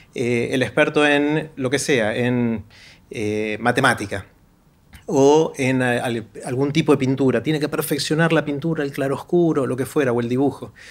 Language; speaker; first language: Spanish; native; Spanish